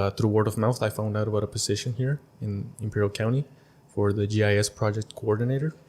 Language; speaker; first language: English; early bilingual, other home language; Spanish